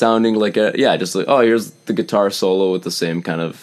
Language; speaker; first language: English; native; English